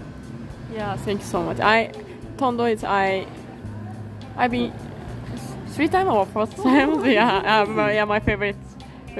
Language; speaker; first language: English; non-native, learner; Japanese